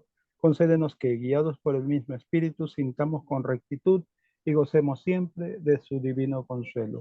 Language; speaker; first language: Spanish; native; Spanish